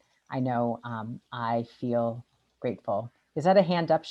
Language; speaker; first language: English; native; English